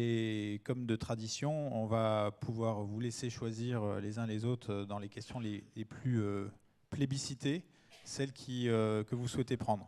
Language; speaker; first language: French; native; French